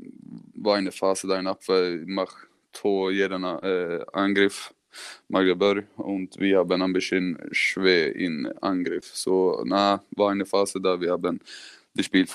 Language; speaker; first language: German; non-native, learner; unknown